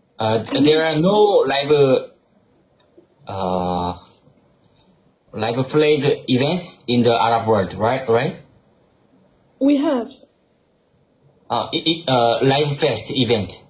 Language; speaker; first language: English; non-native, learner; Arabic